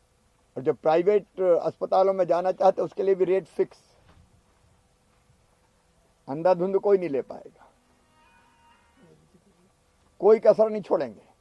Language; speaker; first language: Hindi; native; Hindi